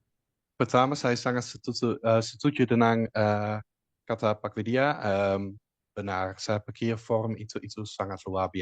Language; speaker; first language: Indonesian; non-native, fluent; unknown